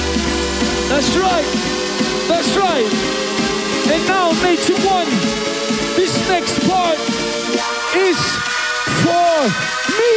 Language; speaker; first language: English; non-native, fluent; Swedish